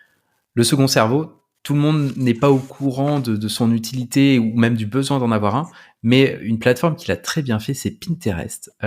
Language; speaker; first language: French; native; French